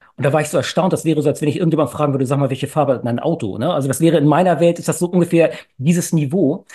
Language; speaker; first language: German; native; German